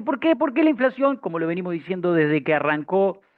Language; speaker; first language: Spanish; native; Spanish